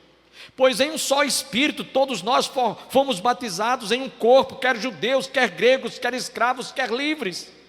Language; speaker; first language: Portuguese; native; Portuguese